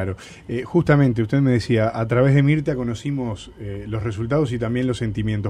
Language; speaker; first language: Spanish; native; Spanish